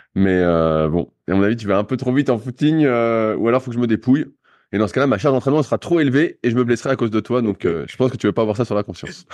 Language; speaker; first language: French; native; French